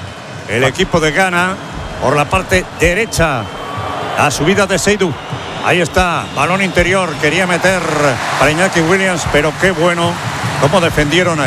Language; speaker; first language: Spanish; native; Spanish